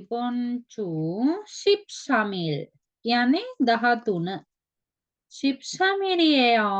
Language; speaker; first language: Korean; non-native, fluent; Sinhala